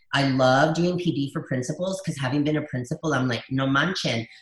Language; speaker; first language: English; early bilingual, other home language; Spanish